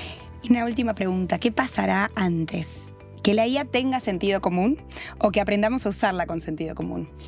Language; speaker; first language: Spanish; native; Spanish